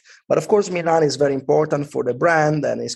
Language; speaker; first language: English; non-native, fluent; Italian